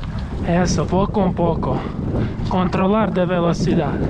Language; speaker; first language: Spanish; non-native, learner; Croatian